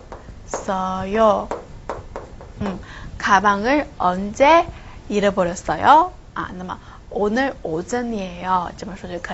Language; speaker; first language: Korean; non-native, fluent; Chinese